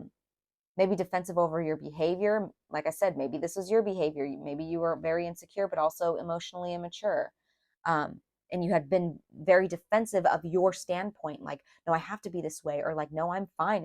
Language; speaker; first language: English; native; English